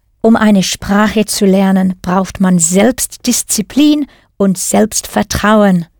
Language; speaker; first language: German; non-native, fluent; English